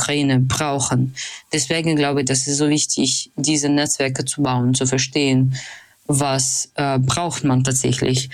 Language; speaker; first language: German; non-native, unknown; Russian